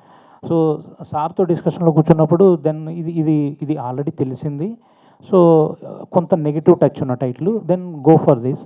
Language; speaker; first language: Telugu; native; Telugu